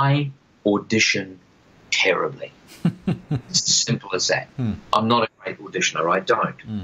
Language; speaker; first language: English; native; English